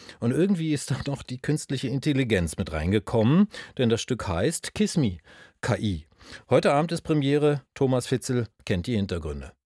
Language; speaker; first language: German; native; German